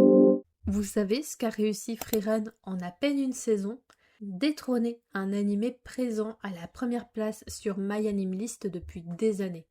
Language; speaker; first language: French; native; French